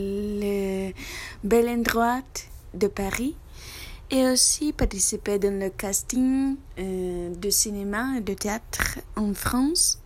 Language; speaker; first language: French; non-native, learner; Russian